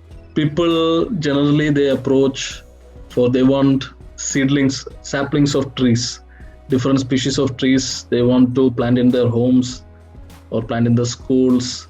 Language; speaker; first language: English; non-native, local second language; Malayalam